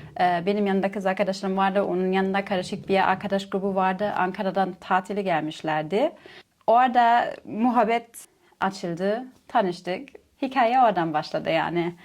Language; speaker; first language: Turkish; non-native, fluent; German